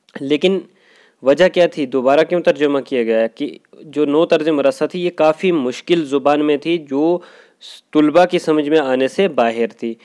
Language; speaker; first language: Urdu; non-native, local second language; Kashmiri